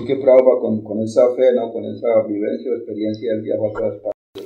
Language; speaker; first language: Spanish; native; Spanish